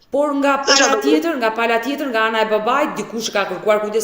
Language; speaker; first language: Albanian; native; Albanian